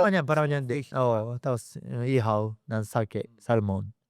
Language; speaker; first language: Filipino; non-native, learner; Japanese